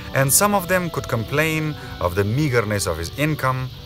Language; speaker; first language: English; non-native, local second language; Hazaragi